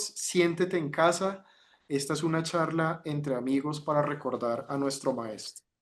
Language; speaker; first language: Spanish; native; Spanish